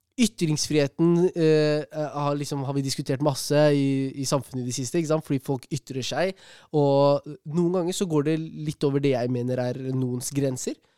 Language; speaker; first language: Norwegian; early bilingual, other home language; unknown